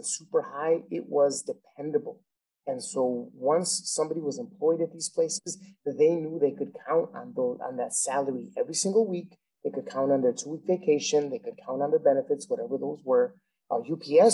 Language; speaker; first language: English; native; English